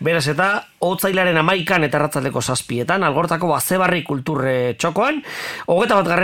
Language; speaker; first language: Basque; native; Basque